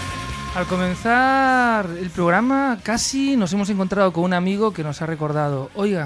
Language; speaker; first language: Spanish; native; Spanish